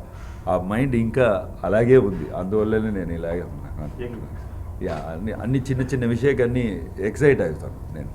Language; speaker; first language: Telugu; non-native, learner; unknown